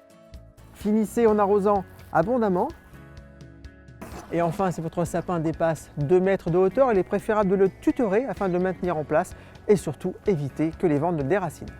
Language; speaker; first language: French; native; French